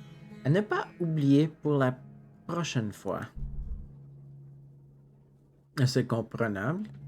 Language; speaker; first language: French; non-native, local second language; English